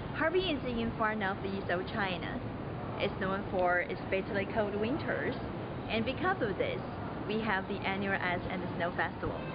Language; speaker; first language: English; non-native, fluent; Chinese